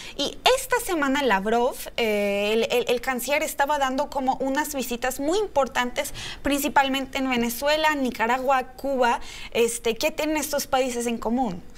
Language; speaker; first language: Spanish; non-native, fluent; Turkish